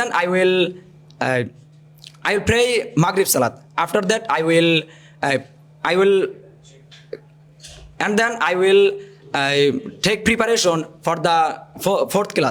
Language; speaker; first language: English; non-native, learner; Bangla